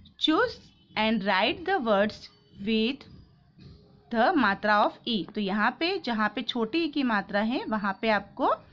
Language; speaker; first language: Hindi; non-native, local second language; Gujarati